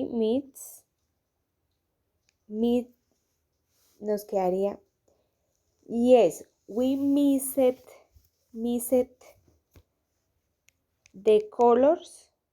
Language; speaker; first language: English; non-native, learner; Spanish